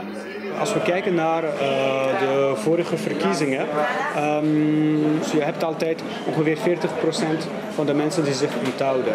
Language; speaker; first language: Dutch; non-native, fluent; Catalan